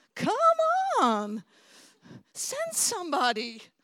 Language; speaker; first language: English; non-native, fluent; Dutch